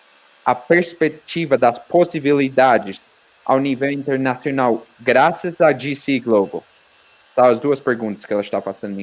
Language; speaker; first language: Portuguese; non-native, fluent; Spanish